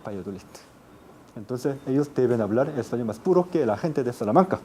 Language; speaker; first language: Spanish; non-native, fluent; Korean